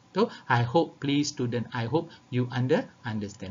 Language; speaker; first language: English; non-native, local second language; Tamil